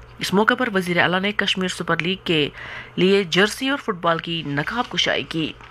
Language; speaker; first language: Urdu; non-native, local second language; Kashmiri